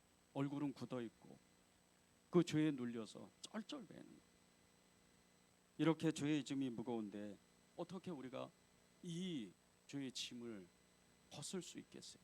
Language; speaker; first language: Korean; native; Korean